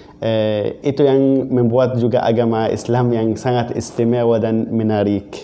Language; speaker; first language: Indonesian; non-native, fluent; Arabic